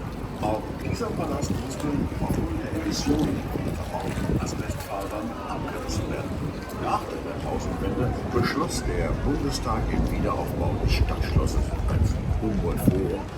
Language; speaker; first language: German; native; German